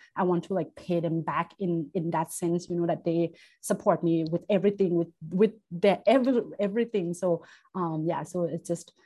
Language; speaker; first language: English; non-native, fluent; Thai